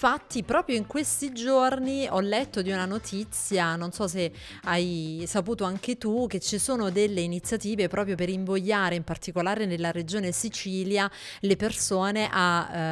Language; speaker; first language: Italian; native; Italian